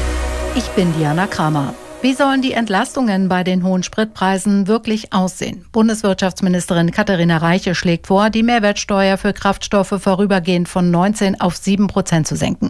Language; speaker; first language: German; native; German